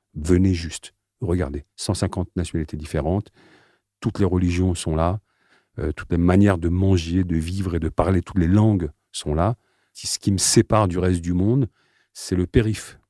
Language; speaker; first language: French; native; French